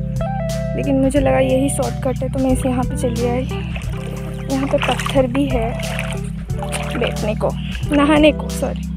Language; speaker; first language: Hindi; native; Hindi